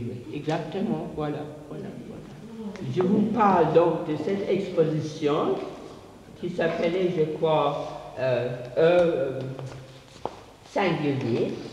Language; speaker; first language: French; non-native, fluent; English